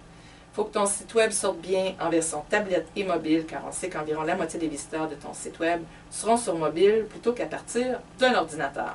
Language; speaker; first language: French; native; French